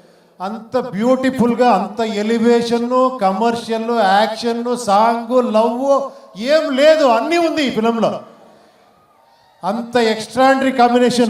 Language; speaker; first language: Telugu; non-native, local second language; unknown